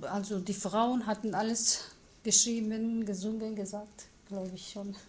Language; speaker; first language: German; non-native, learner; Kurdish